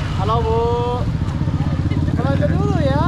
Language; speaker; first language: Indonesian; non-native, learner; English